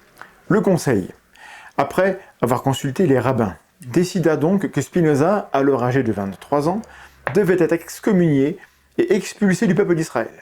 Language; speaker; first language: French; native; French